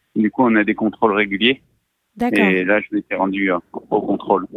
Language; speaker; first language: French; native; French